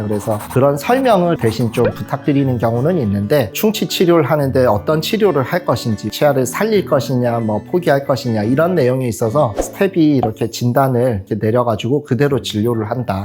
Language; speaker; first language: Korean; native; Korean